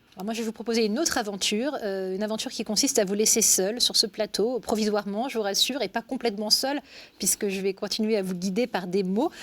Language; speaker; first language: French; native; French